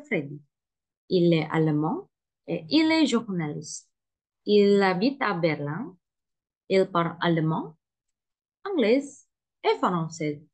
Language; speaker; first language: French; non-native, learner; Indonesian